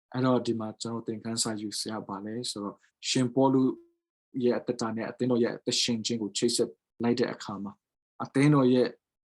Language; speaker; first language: Burmese; non-native, local second language; Tedim Chin